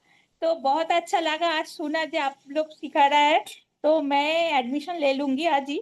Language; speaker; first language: Hindi; non-native, local second language; Bangla